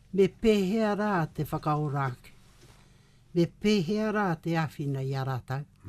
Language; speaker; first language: Māori; native; Māori